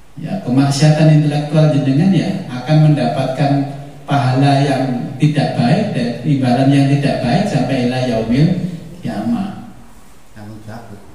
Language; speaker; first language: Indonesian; native; Indonesian